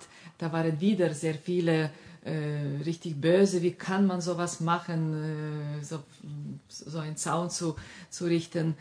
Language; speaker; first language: German; non-native, fluent; Lithuanian